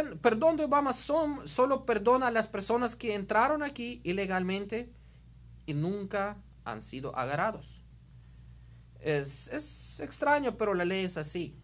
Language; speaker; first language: Spanish; non-native, fluent; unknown